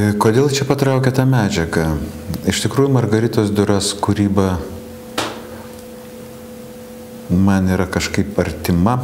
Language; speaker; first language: Lithuanian; native; Lithuanian